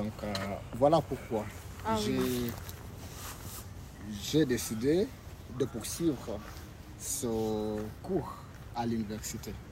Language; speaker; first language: French; non-native, learner; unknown